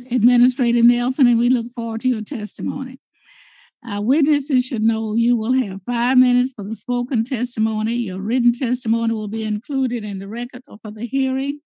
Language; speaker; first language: English; native; English